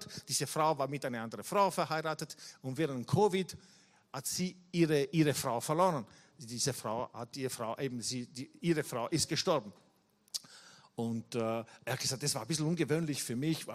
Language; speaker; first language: German; non-native, fluent; Italian